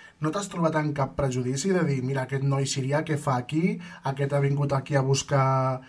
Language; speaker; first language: Catalan; native; Catalan